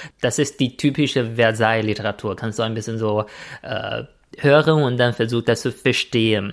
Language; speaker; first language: German; non-native, fluent; Chinese